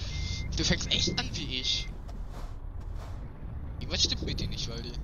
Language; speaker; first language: German; native; German